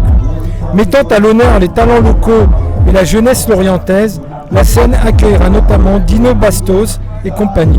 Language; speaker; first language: French; native; French